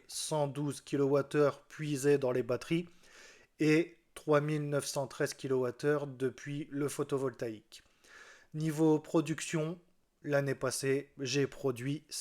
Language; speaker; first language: French; native; French